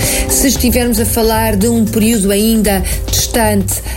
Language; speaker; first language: Portuguese; native; Portuguese